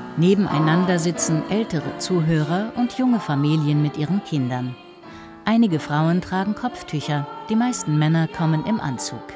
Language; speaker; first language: German; native; German